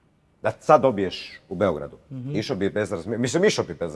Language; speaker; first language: Croatian; native; Croatian